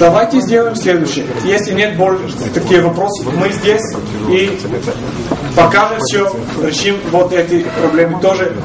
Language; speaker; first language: Russian; non-native, fluent; Bulgarian